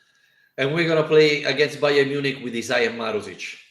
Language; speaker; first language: English; non-native, fluent; Italian